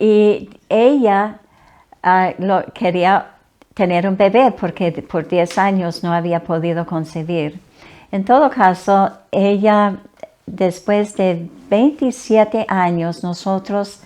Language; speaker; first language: Spanish; non-native, fluent; English